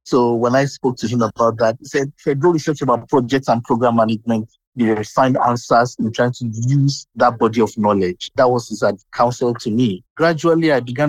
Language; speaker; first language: English; non-native, local second language; Yoruba